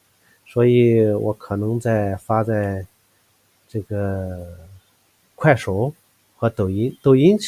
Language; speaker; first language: Chinese; native; Chinese